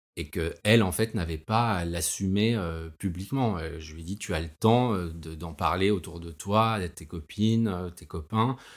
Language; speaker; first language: French; native; French